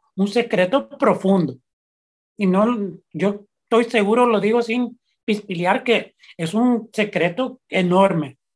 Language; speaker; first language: Spanish; early bilingual, heritage; Spanish